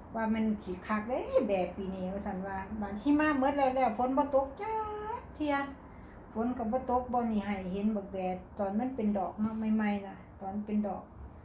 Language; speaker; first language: Thai; native; Thai